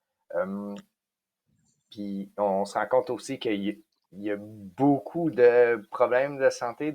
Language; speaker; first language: French; native; French